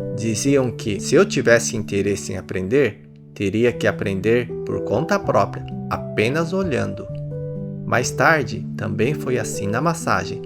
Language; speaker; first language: Portuguese; early bilingual, other home language; Japanese